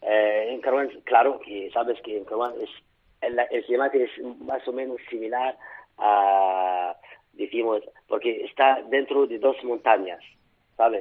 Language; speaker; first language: Spanish; non-native, fluent; Arabic